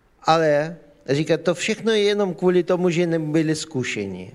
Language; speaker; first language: Czech; non-native, fluent; Ukrainian